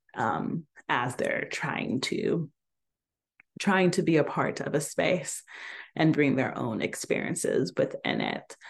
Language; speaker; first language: English; native; English